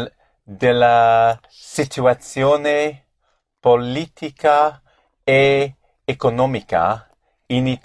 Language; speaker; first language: Italian; non-native, learner; English